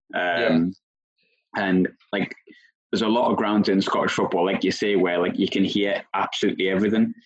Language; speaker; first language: English; native; English